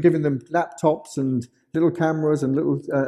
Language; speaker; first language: English; native; English